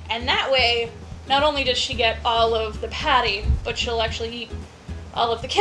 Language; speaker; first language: English; native; English